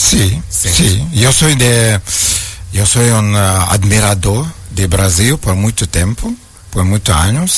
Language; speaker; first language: Portuguese; non-native, learner; Ukrainian